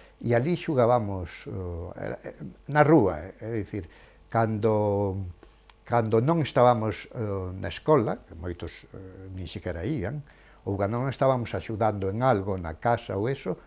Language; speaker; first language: Galician; native; Galician